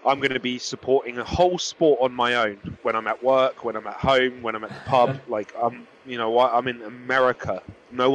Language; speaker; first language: English; native; English